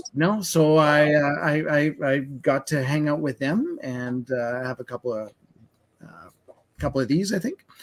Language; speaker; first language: English; native; English